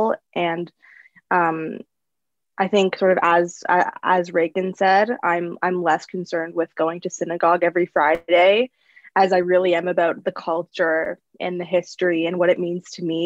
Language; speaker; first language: English; native; English